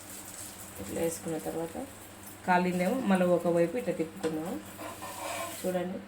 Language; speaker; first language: Telugu; native; Telugu